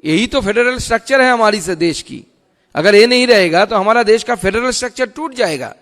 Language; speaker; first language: Hindi; non-native, local second language; Bangla